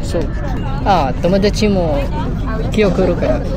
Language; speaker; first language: Japanese; non-native, learner; Filipino